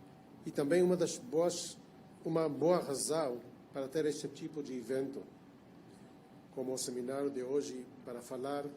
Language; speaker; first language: Portuguese; non-native, fluent; Hebrew